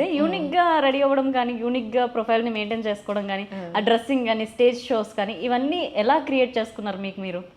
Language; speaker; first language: Telugu; native; Telugu